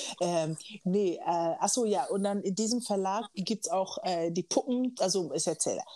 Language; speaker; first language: German; early bilingual, other home language; Akan